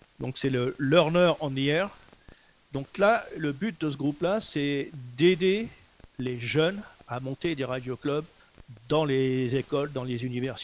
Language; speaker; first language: French; native; French